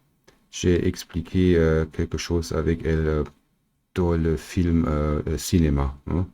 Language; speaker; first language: French; non-native, fluent; German